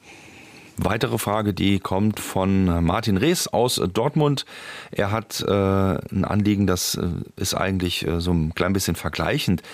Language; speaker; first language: German; native; German